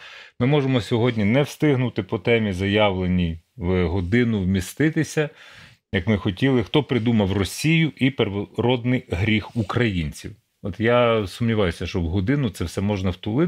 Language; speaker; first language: Ukrainian; native; Ukrainian